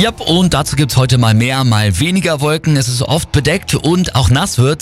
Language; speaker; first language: German; native; German